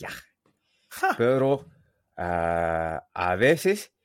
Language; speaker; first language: Spanish; non-native, learner; English